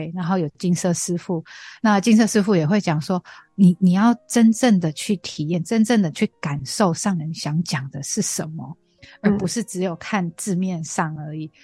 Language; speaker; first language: Chinese; non-native, fluent; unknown